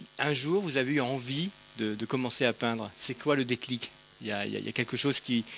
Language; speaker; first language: French; native; French